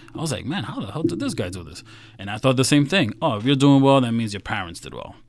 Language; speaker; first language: English; native; English